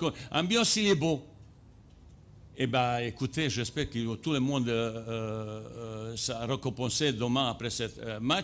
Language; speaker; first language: French; non-native, fluent; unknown